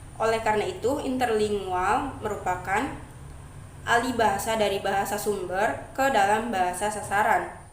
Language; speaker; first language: Indonesian; non-native, local second language; Javanese